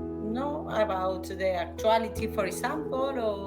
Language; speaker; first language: English; non-native, learner; Spanish